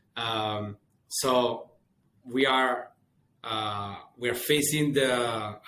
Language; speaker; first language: English; non-native, fluent; Italian